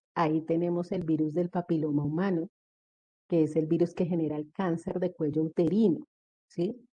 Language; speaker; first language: Spanish; native; Spanish